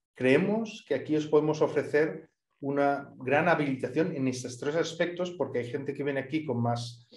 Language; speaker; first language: Spanish; native; Spanish